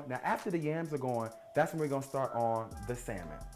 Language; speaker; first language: English; native; English